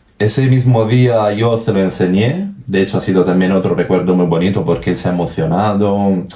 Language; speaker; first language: Spanish; non-native, fluent; Italian